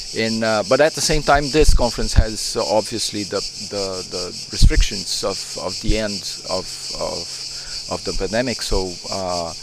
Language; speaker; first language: English; non-native, fluent; Portuguese